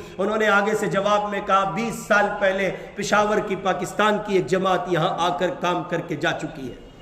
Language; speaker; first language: Urdu; native; Urdu